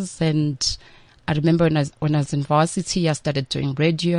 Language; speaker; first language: English; non-native, local second language; Northern Sotho